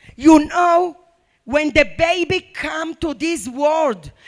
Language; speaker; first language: English; non-native, learner; Arabic